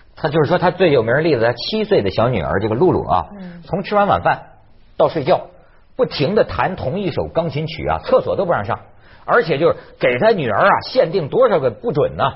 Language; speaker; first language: Chinese; native; Chinese